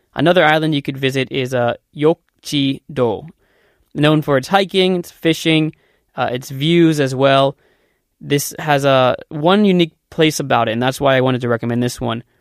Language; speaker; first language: English; native; English